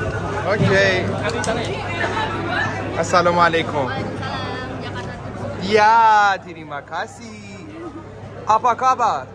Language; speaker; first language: Indonesian; non-native, learner; Persian